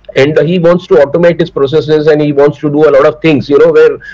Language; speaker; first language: English; non-native, local second language; Marathi